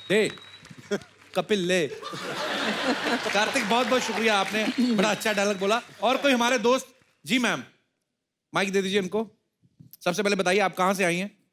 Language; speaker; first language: Hindi; non-native, local second language; Punjabi